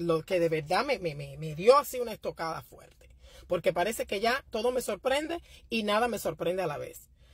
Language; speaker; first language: Spanish; native; Spanish